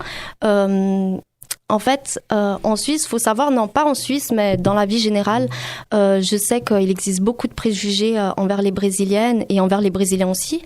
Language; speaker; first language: French; native; French